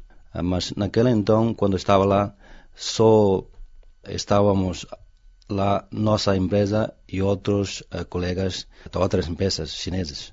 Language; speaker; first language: Portuguese; non-native, fluent; Chinese